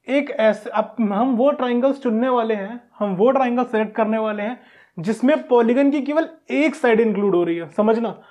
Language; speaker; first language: Hindi; native; Hindi